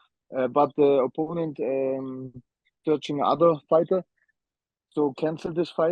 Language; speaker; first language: English; non-native, learner; German